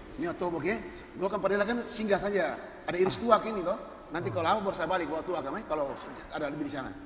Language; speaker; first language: Indonesian; non-native, local second language; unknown